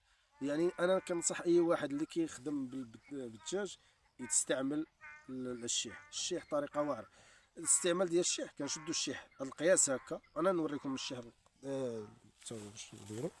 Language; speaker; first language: Arabic; native; Arabic